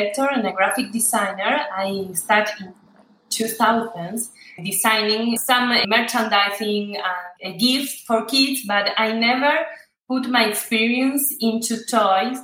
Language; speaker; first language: English; non-native, fluent; Spanish